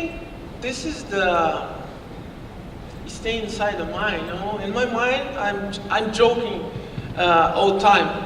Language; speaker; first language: English; non-native, learner; Portuguese